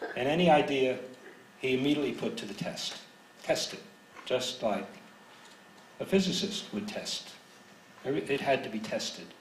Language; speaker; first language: English; native; English